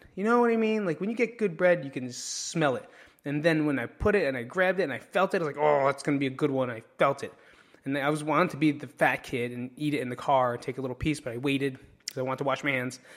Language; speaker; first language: English; early bilingual, other home language; Filipino